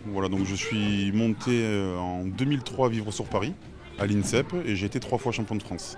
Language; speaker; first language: French; native; French